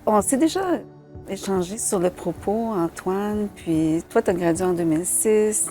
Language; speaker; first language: French; native; French